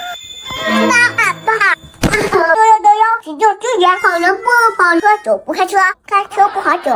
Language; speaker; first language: Chinese; native; Chinese